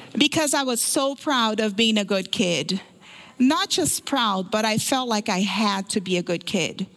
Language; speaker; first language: English; early bilingual, other home language; Portuguese